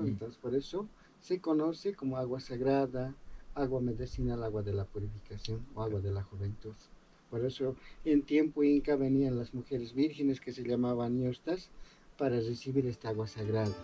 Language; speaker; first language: Spanish; native; Spanish